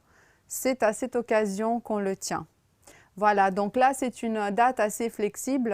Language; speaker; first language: French; non-native, fluent; Romanian